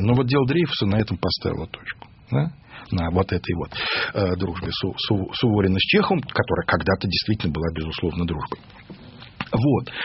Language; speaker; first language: Russian; native; Russian